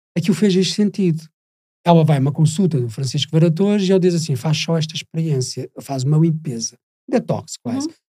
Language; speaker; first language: Portuguese; native; Portuguese